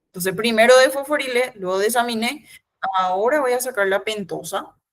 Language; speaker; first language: Spanish; native; Spanish